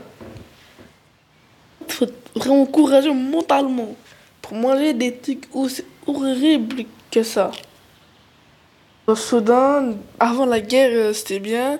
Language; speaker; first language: French; early bilingual, other home language; Arabic